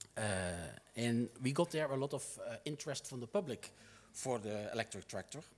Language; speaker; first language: English; non-native, fluent; Dutch